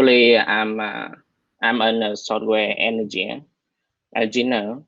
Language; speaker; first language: English; non-native, learner; Vietnamese